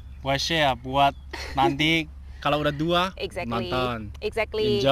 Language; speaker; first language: Indonesian; non-native, learner; Chinese